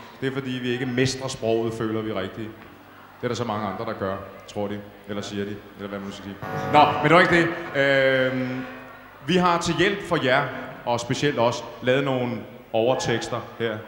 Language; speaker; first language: Danish; native; Danish